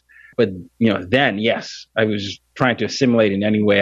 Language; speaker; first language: English; non-native, local second language; Yoruba